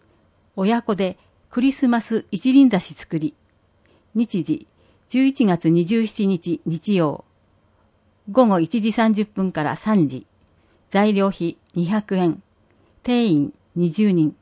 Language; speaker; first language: Japanese; native; Japanese